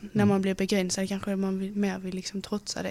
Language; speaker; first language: Swedish; native; Swedish